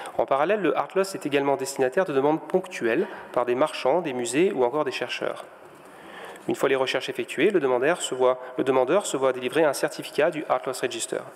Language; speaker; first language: French; native; French